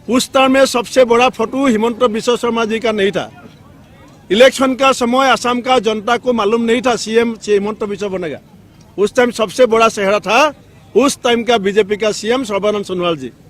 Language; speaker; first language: Hindi; non-native, local second language; Assamese